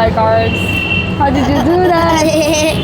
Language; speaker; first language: English; non-native, learner; French